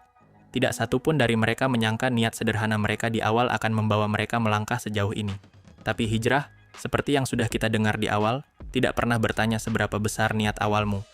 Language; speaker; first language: Indonesian; native; Indonesian